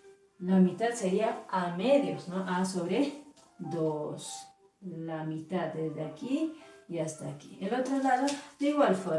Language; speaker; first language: Spanish; native; Spanish